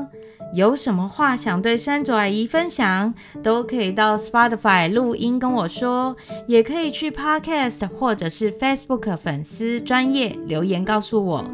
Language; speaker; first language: Chinese; native; Chinese